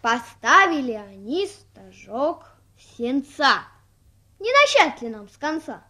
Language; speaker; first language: Russian; native; Russian